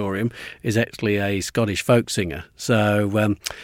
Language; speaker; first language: English; native; English